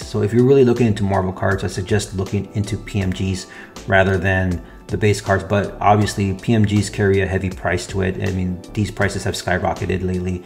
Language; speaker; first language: English; native; English